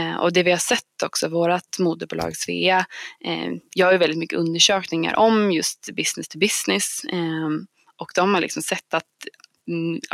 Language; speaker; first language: Swedish; native; Swedish